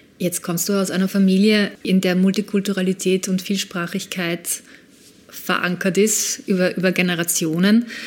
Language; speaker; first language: German; native; German